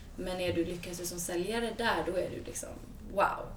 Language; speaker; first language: Swedish; native; Swedish